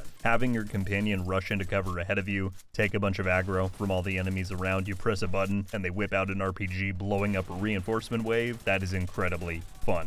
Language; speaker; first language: English; native; English